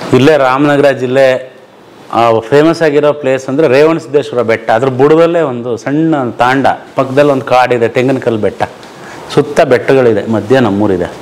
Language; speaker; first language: Kannada; non-native, local second language; Lambadi